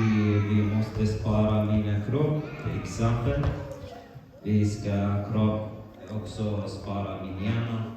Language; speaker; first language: Swedish; non-native, learner; Swahili